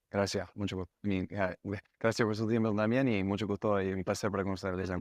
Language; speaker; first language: Spanish; non-native, fluent; English